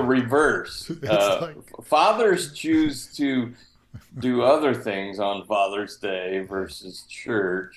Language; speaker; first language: English; native; English